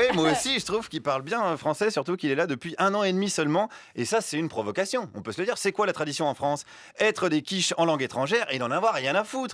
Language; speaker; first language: French; native; French